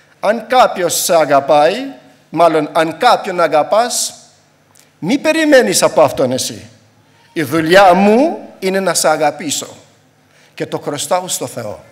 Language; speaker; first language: Greek; non-native, fluent; Albanian